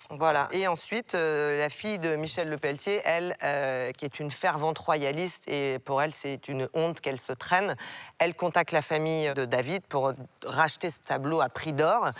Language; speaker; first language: French; native; French